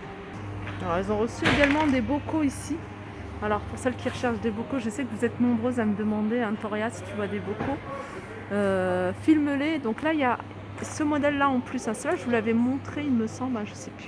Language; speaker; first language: French; native; French